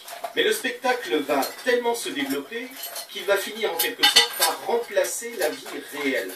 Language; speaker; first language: French; native; French